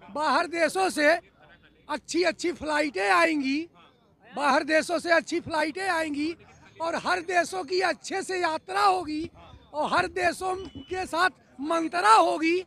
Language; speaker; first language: Hindi; native; Hindi